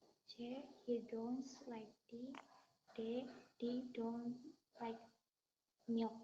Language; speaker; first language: English; non-native, learner; Indonesian